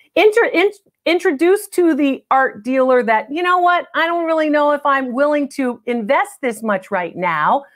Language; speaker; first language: English; native; English